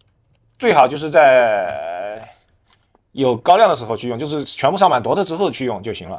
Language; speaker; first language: Chinese; native; Chinese